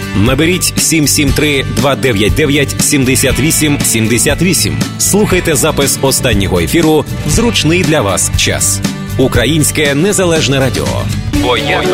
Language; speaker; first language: Ukrainian; native; Ukrainian